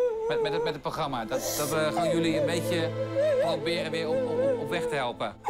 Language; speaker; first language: Dutch; native; Dutch